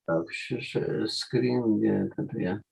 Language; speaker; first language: Russian; native; Russian